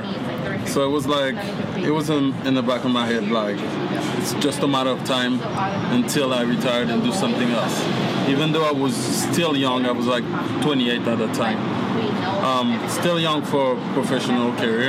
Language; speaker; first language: English; non-native, fluent; French